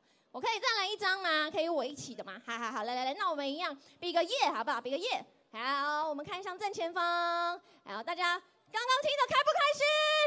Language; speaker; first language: Chinese; native; Chinese